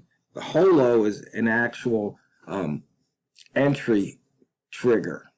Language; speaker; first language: English; native; English